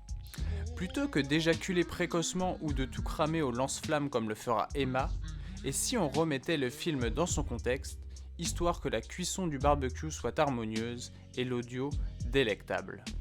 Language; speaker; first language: French; native; French